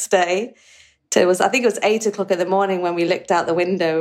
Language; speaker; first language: English; native; English